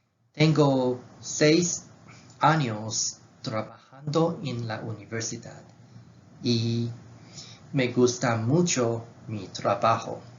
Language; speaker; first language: Spanish; non-native, learner; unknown